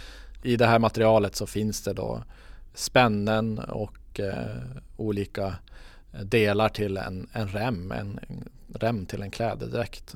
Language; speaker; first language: Swedish; native; Swedish